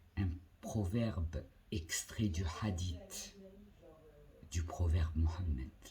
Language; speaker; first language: French; non-native, local second language; Arabic